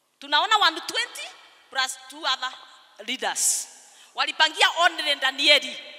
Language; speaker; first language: Swahili; non-native, local second language; Kikuyu